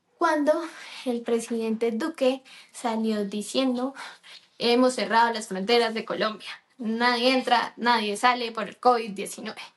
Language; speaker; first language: Spanish; native; Spanish